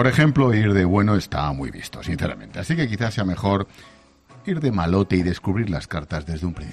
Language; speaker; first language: Spanish; native; Spanish